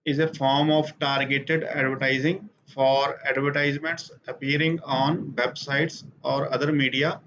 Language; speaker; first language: English; non-native, local second language; Punjabi